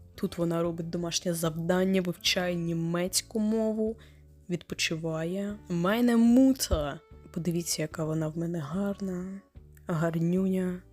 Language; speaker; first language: Ukrainian; non-native, local second language; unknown